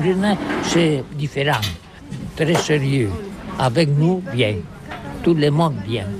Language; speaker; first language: French; non-native, learner; Catalan